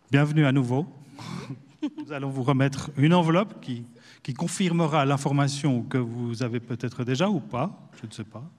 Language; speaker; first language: French; native; French